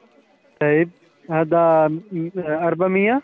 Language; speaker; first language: Arabic; non-native, learner; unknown